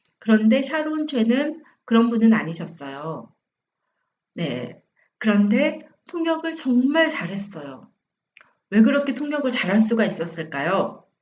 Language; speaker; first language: Korean; native; Korean